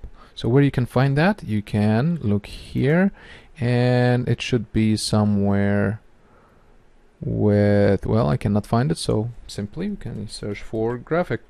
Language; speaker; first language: English; non-native, fluent; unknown